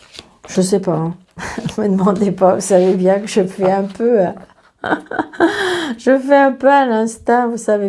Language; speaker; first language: French; native; French